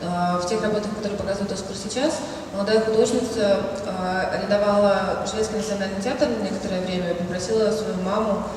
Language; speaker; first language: Russian; native; Russian